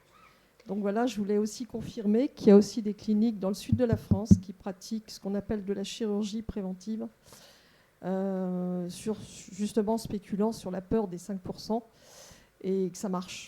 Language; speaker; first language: French; native; French